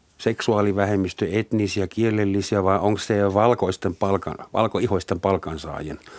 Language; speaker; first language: Finnish; non-native, fluent; German